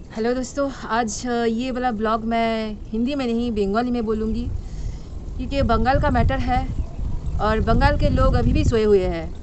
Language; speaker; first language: Hindi; non-native, local second language; Bangla